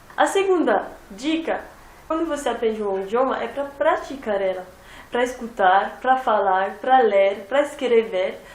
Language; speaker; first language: Portuguese; non-native, fluent; French